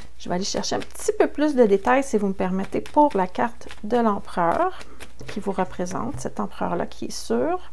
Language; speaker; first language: French; native; French